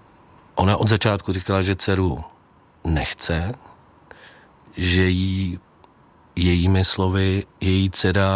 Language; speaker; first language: Czech; native; Czech